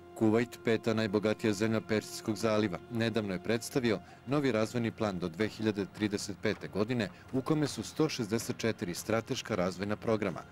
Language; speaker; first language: Serbian; native; Serbian